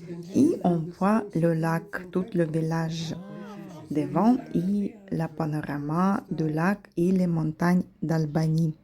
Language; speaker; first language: French; non-native, fluent; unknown